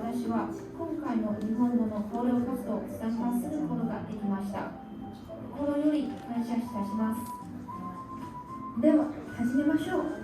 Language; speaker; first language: Japanese; non-native, learner; Chinese